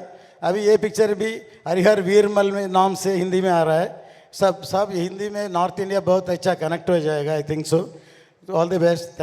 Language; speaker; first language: Hindi; non-native, local second language; Telugu